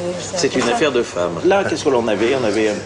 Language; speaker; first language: French; native; French